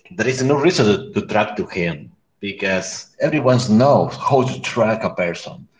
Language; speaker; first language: English; non-native, learner; Spanish